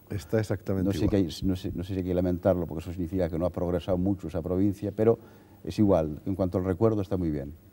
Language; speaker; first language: Spanish; native; Spanish